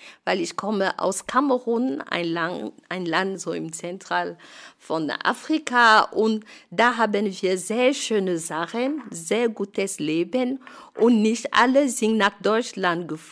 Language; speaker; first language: German; non-native, fluent; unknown